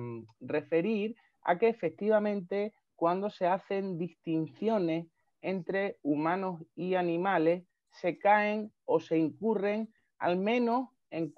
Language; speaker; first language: Spanish; native; Spanish